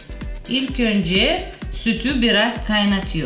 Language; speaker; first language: Turkish; non-native, learner; Russian